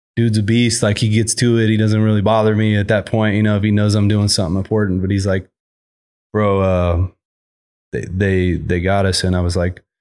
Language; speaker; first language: English; native; English